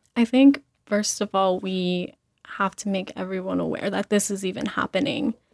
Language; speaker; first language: English; early bilingual, other home language; Spanish